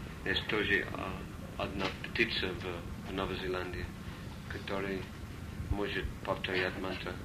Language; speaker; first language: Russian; non-native, learner; English